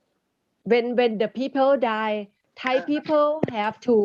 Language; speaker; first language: English; non-native, learner; Thai